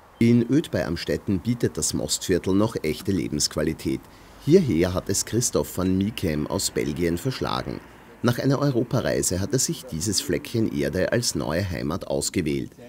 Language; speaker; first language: German; native; German